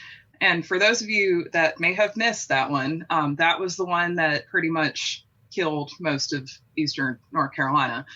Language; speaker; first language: English; native; English